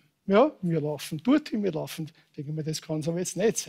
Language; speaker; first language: German; native; German